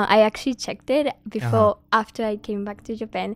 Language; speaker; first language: English; non-native, fluent; Japanese